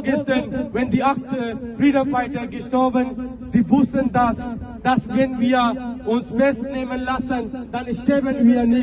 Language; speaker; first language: German; non-native, learner; Baluchi